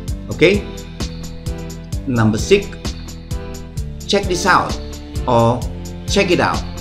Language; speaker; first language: English; non-native, fluent; Indonesian